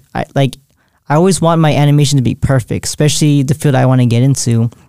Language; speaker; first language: English; native; English